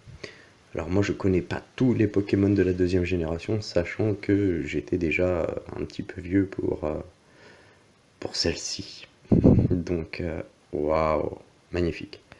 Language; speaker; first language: French; native; French